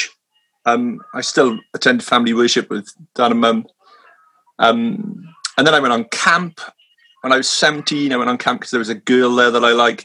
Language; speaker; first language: English; native; English